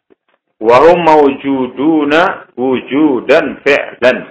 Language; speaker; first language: Arabic; non-native, fluent; Indonesian